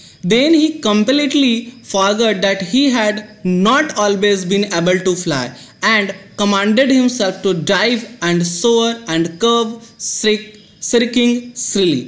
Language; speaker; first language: English; non-native, local second language; Hindi